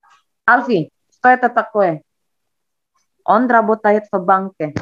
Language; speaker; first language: Russian; non-native, fluent; Indonesian